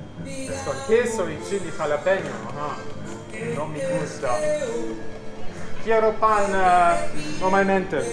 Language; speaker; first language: Spanish; non-native, learner; German